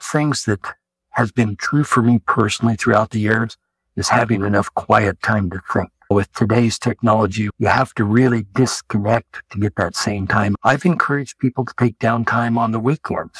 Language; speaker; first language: English; native; English